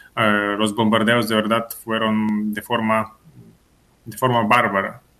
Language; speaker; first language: Spanish; non-native, fluent; Ukrainian